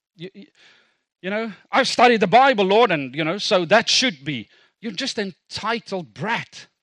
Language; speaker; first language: English; non-native, local second language; Afrikaans